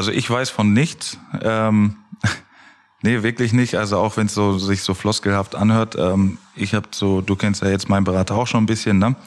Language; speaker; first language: German; native; German